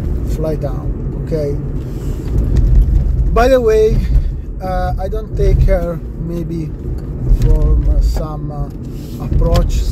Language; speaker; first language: English; non-native, learner; Italian